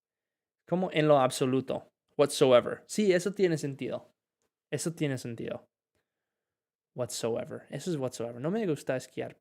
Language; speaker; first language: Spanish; non-native, fluent; English